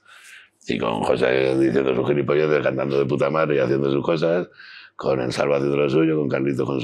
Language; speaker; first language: Spanish; native; Spanish